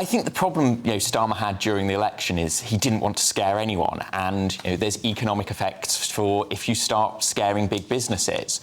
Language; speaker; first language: English; native; English